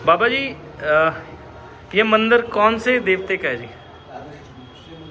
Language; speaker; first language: Hindi; non-native, local second language; Punjabi